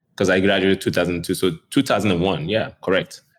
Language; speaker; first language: English; non-native, local second language; Akan